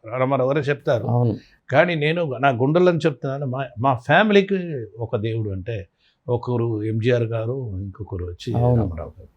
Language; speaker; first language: Telugu; non-native, fluent; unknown